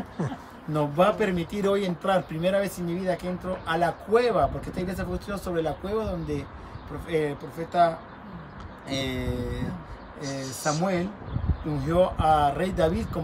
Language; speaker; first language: Spanish; non-native, fluent; Arabic